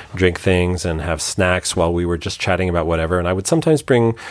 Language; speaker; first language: English; native; English